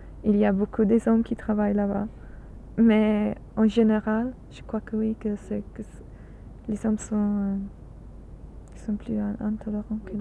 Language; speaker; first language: French; non-native, learner; English